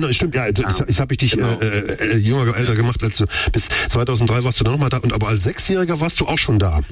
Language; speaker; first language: German; native; German